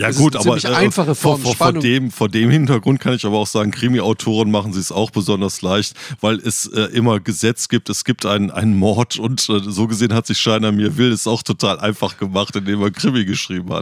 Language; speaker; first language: German; native; German